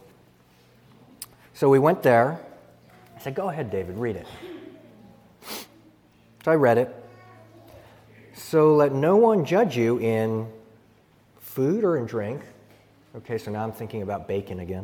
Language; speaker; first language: English; native; English